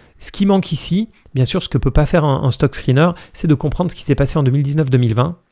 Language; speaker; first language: French; native; French